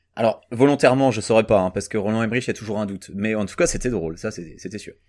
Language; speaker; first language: French; native; French